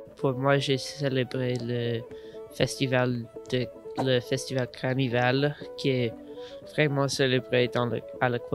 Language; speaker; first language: French; non-native, learner; English